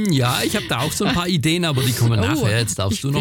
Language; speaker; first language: German; native; German